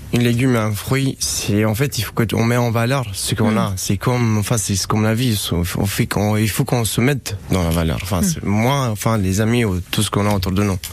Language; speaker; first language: French; non-native, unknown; Romanian